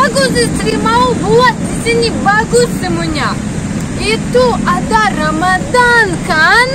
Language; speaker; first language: Indonesian; non-native, learner; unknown